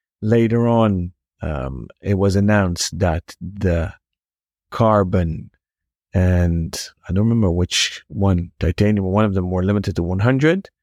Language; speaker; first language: English; non-native, fluent; Hebrew